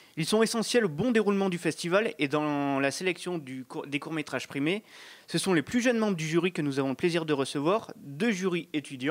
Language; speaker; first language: French; native; French